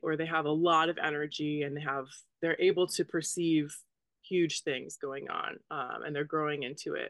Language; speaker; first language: English; native; English